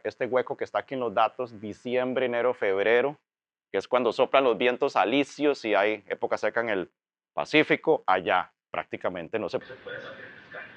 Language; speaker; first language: Spanish; native; Spanish